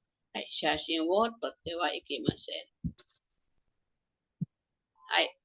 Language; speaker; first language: Japanese; non-native, fluent; Filipino